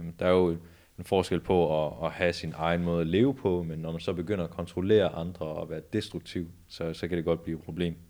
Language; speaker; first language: Danish; early bilingual, other home language; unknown